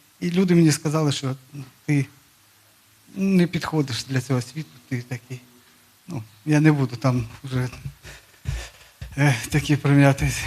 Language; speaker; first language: Ukrainian; non-native, local second language; Russian